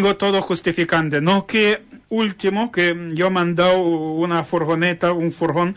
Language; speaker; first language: Spanish; non-native, learner; Ukrainian